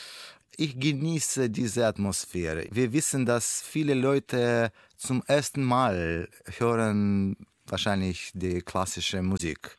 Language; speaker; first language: German; non-native, learner; Russian